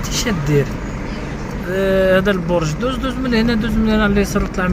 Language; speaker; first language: Arabic; native; Arabic